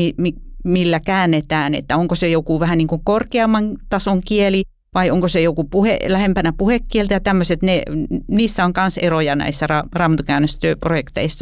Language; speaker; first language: Finnish; native; Finnish